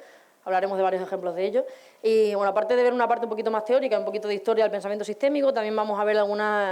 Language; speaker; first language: Spanish; native; Spanish